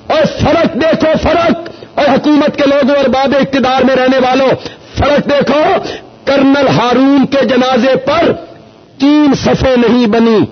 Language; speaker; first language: Urdu; non-native, local second language; Punjabi